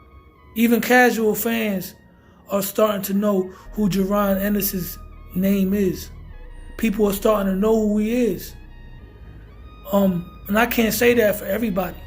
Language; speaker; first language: English; native; English